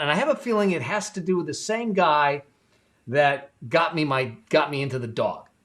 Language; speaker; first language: English; native; English